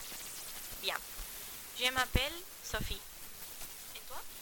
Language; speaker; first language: French; non-native, learner; Spanish